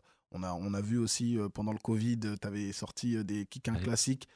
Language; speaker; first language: French; native; French